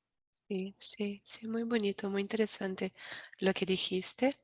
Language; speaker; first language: Spanish; non-native, learner; Portuguese